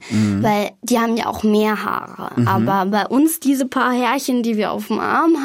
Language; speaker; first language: German; native; German